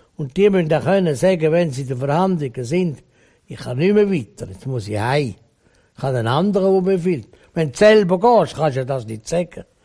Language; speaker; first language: German; native; German